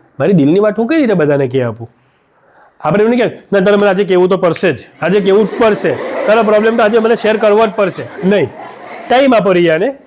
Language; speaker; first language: Gujarati; native; Gujarati